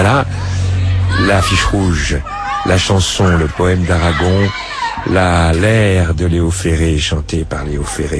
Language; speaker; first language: French; native; French